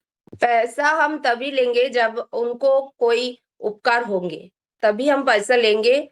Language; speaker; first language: Hindi; non-native, local second language; Bangla